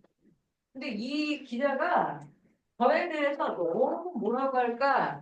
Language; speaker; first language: Korean; native; Korean